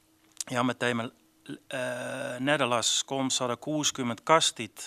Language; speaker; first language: Estonian; non-native, local second language; Russian